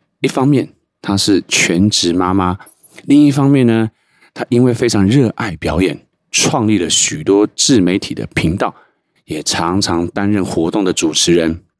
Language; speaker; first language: Chinese; native; Chinese